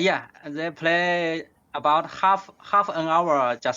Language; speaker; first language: English; non-native, learner; Chinese